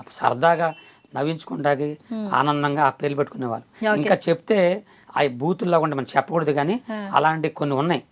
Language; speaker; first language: Telugu; non-native, local second language; Koya